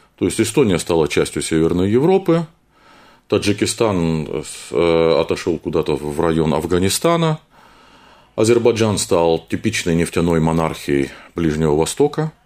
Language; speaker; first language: Russian; native; Russian